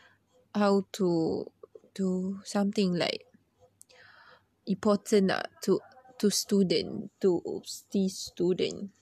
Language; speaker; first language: English; non-native, learner; Malay